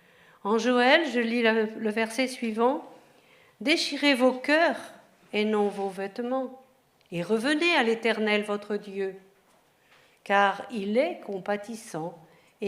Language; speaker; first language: French; native; French